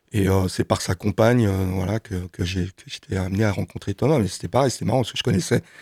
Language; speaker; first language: French; native; French